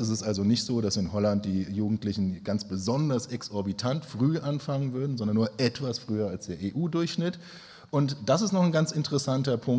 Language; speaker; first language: German; native; German